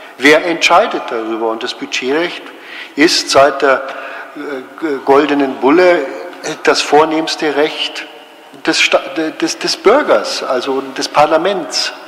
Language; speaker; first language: German; native; German